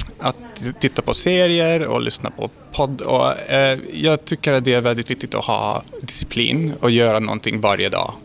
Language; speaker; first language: Swedish; non-native, fluent; Hungarian